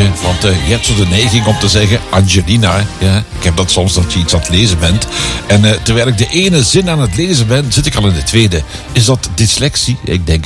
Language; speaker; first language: Dutch; native; Dutch